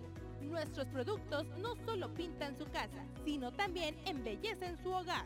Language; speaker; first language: Spanish; native; Spanish